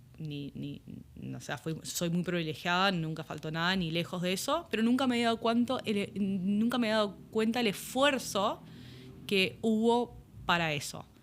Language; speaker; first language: Spanish; early bilingual, other home language; English